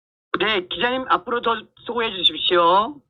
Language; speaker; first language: Korean; native; Korean